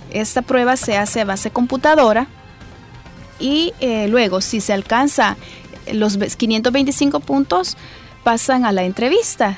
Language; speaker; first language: Spanish; native; Spanish